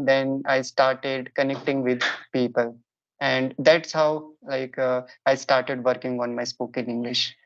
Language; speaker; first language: English; non-native, local second language; Hindi